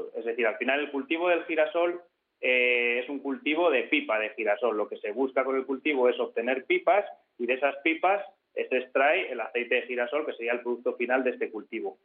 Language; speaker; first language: Spanish; native; Spanish